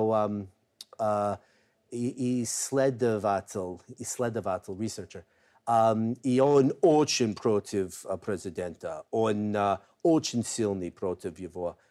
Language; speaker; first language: Russian; non-native, learner; English